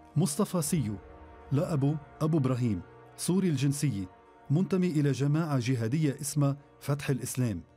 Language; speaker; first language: Arabic; native; Arabic